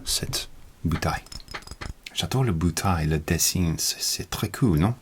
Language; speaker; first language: French; non-native, learner; English